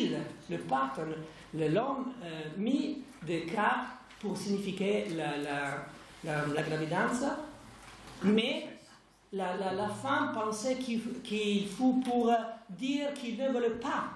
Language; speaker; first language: French; non-native, fluent; Italian